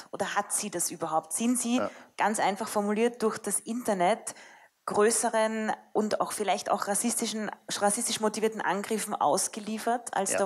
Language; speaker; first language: German; native; German